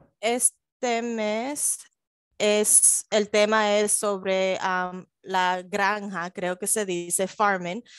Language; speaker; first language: Spanish; early bilingual, heritage; Spanish